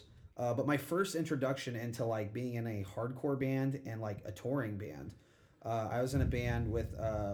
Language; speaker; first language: English; native; English